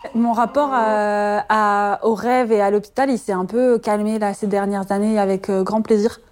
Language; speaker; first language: French; native; French